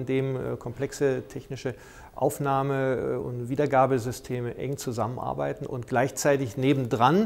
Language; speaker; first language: German; native; German